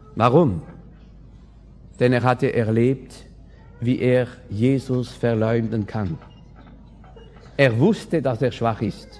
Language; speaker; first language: German; non-native, fluent; French